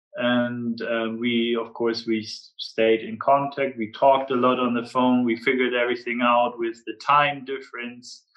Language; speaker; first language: English; non-native, fluent; German